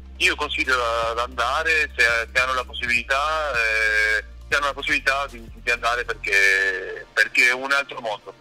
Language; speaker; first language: Italian; non-native, fluent; Spanish